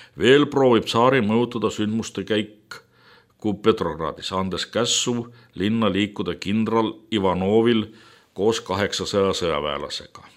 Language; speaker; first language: Estonian; native; Estonian